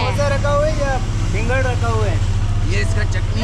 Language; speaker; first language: Hindi; non-native, local second language; Bangla